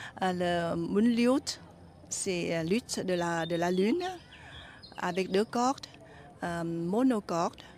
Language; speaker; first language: French; non-native, fluent; Vietnamese